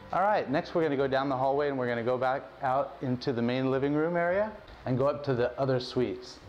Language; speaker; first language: English; native; English